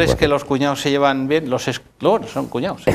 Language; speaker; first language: Spanish; native; Spanish